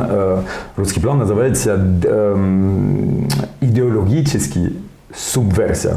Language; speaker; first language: Ukrainian; non-native, learner; French